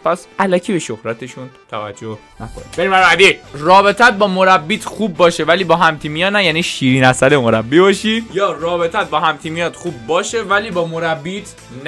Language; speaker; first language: Persian; native; Persian